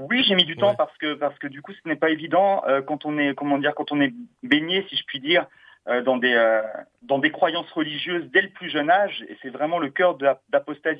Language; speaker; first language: French; native; French